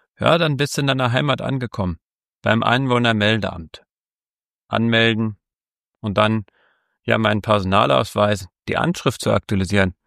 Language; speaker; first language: German; native; German